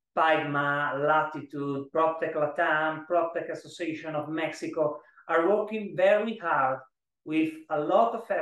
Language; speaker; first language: English; non-native, learner; Italian